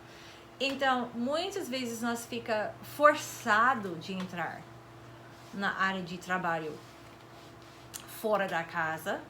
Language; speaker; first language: Portuguese; non-native, fluent; English